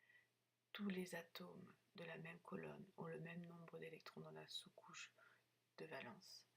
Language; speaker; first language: French; native; French